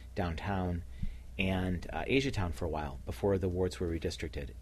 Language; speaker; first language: English; native; English